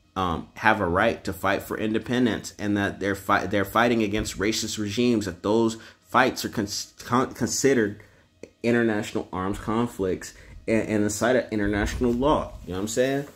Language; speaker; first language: English; native; English